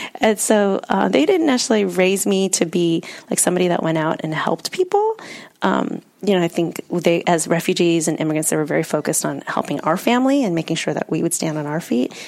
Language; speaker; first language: English; native; English